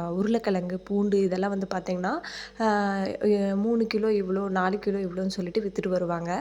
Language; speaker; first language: Tamil; native; Tamil